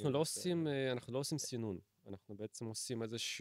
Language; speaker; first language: Hebrew; native; Hebrew